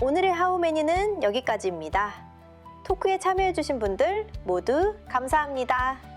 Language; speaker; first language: Korean; native; Korean